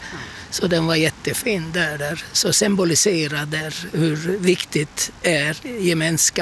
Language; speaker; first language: Swedish; non-native, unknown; Turkish